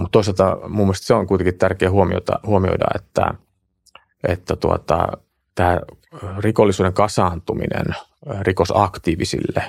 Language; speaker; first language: Finnish; native; Finnish